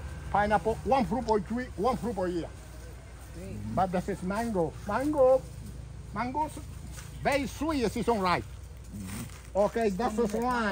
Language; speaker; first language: English; non-native, learner; Spanish